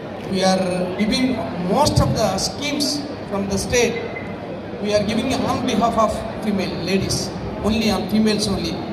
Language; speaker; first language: English; non-native, local second language; Telugu